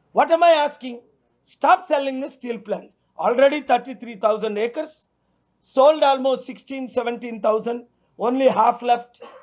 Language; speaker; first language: English; non-native, local second language; Telugu